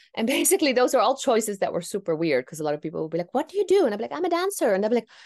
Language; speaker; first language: English; non-native, fluent; Tamil